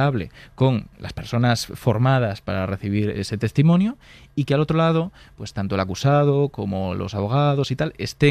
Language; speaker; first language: Spanish; native; Spanish